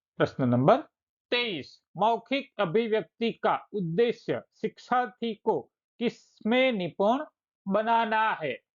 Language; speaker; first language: Hindi; non-native, local second language; Gujarati